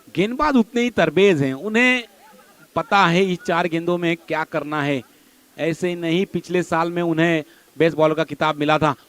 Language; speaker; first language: Hindi; non-native, local second language; Marathi